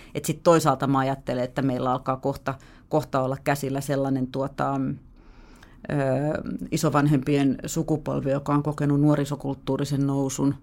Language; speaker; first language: Finnish; native; Finnish